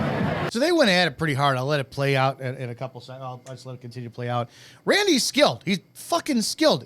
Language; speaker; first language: English; native; English